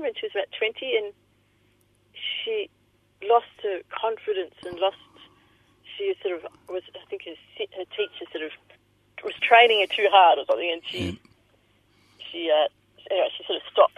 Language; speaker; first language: English; native; English